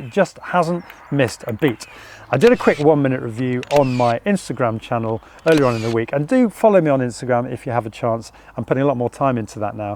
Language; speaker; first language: English; native; English